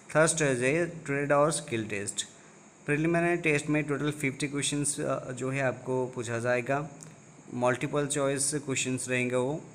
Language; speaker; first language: Hindi; non-native, local second language; Odia